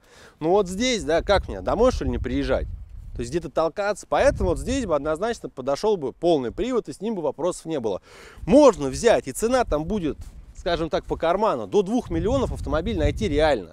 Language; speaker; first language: Russian; native; Russian